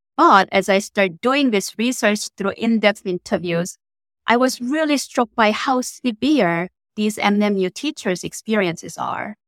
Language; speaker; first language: English; non-native, fluent; Korean